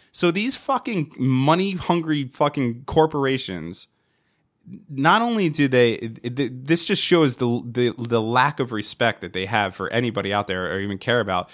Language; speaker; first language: English; native; English